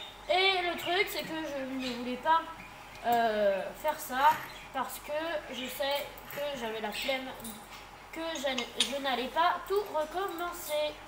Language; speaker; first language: French; native; French